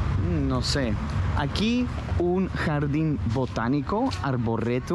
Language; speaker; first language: Spanish; non-native, fluent; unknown